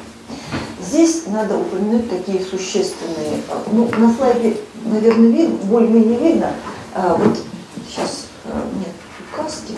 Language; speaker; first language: Russian; native; Russian